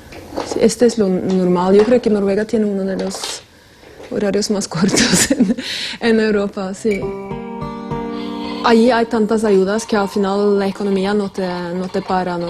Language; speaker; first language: Spanish; non-native, fluent; Norwegian